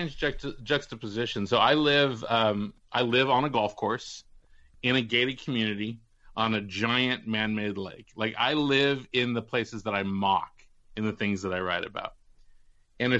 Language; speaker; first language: English; native; English